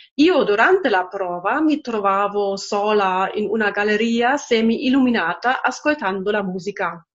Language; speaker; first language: Italian; non-native, fluent; German